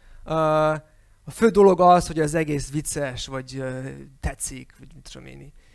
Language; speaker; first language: Hungarian; early bilingual, heritage; Hungarian